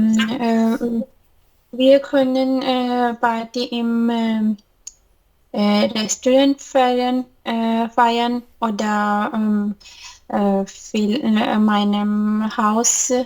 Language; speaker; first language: German; non-native, learner; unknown